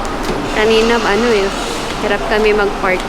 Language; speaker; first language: Filipino; native; Filipino